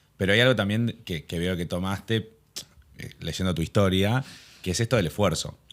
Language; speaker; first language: Spanish; native; Spanish